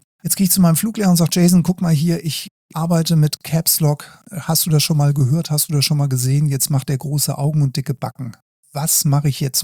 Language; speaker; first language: German; native; German